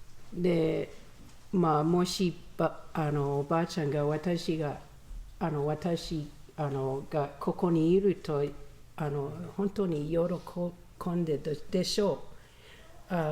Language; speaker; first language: Japanese; non-native, learner; English